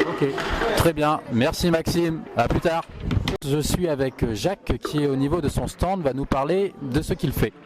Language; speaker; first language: French; native; French